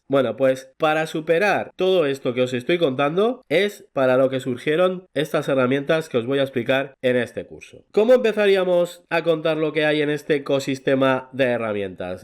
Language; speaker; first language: Spanish; native; Spanish